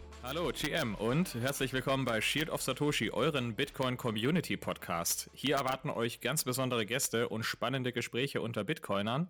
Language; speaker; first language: German; native; German